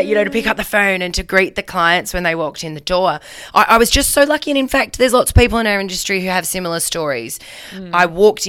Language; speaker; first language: English; native; English